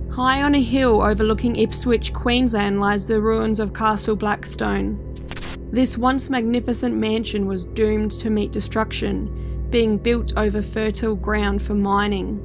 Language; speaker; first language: English; native; English